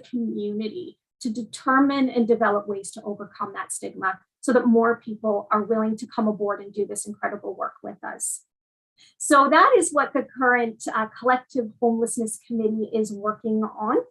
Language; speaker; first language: English; native; English